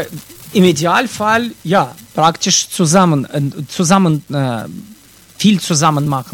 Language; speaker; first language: German; non-native, fluent; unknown